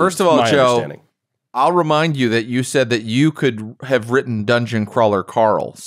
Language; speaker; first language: English; native; English